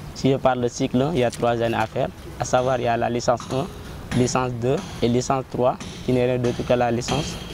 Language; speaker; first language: French; non-native, local second language; Wolof